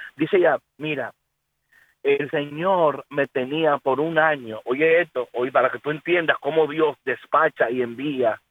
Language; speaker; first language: Spanish; early bilingual, heritage; Spanish